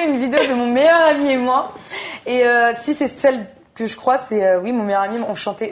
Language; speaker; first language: French; native; French